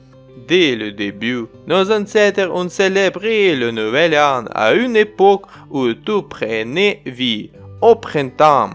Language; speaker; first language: French; non-native, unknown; Ukrainian